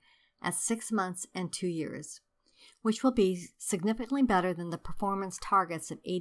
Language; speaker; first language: English; native; English